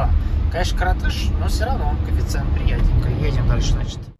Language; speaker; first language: Russian; native; Russian